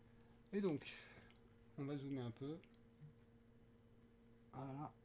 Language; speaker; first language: French; native; French